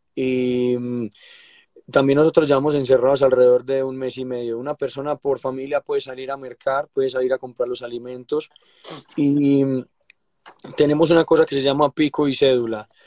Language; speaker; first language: Spanish; native; Spanish